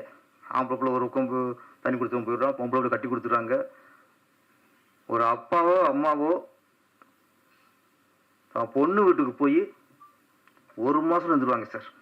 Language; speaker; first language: Tamil; native; Tamil